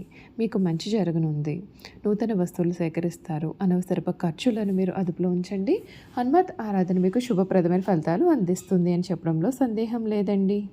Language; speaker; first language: Telugu; native; Telugu